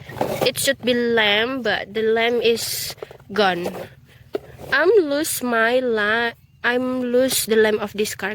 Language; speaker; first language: English; non-native, learner; Indonesian